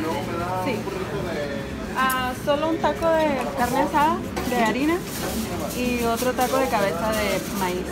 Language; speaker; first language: Spanish; early bilingual, heritage; Spanish